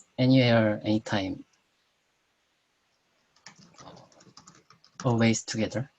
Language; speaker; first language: English; non-native, learner; Korean